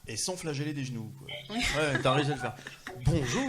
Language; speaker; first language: French; native; French